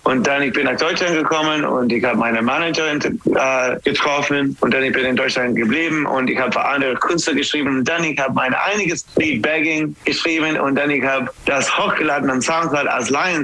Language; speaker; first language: German; non-native, learner; English